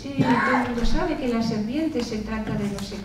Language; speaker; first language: Spanish; native; Spanish